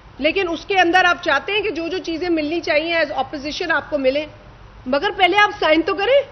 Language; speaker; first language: Urdu; non-native, local second language; Sindhi